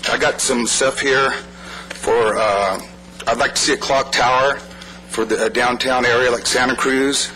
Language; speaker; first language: English; native; English